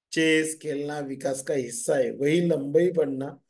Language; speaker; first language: Hindi; non-native, local second language; Marathi